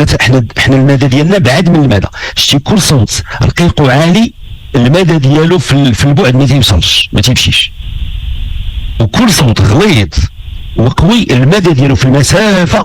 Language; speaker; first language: Arabic; native; Arabic